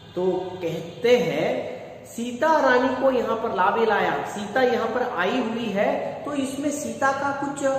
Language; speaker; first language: Hindi; non-native, local second language; Kannada